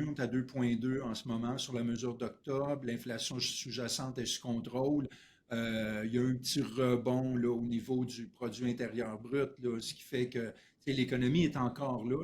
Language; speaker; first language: French; native; French